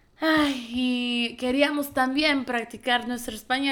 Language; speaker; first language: Spanish; early bilingual, heritage; Spanish